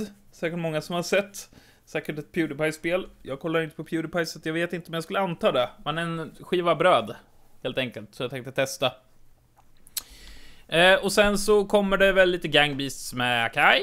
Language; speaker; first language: Swedish; native; Swedish